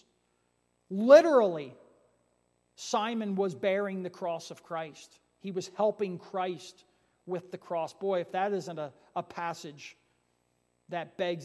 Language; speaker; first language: English; native; English